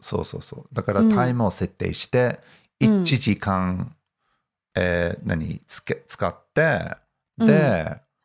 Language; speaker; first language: Japanese; non-native, fluent; English